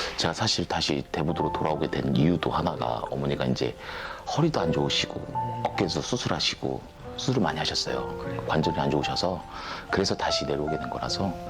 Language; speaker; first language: Korean; native; Korean